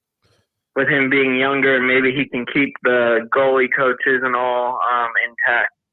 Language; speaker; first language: English; native; English